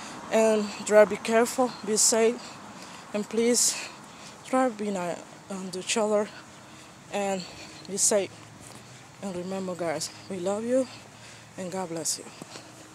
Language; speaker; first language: English; non-native, fluent; Spanish